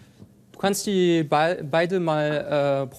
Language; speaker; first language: German; non-native, fluent; French